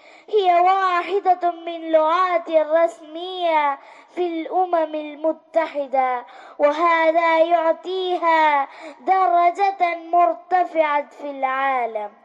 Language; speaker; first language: Arabic; non-native, learner; Malayalam